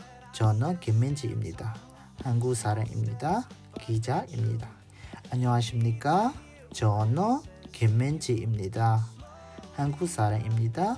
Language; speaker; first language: Korean; non-native, fluent; Burmese